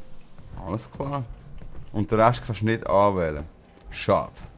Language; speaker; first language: German; native; German